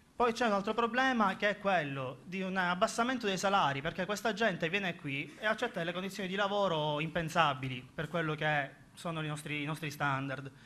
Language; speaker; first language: Italian; native; Italian